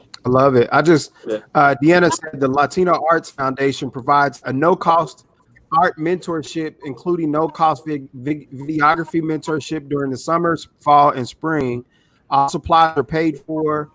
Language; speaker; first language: English; native; English